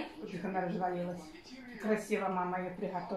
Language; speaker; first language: Russian; native; Russian